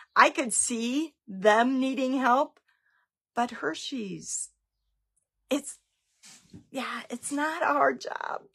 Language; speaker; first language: English; native; English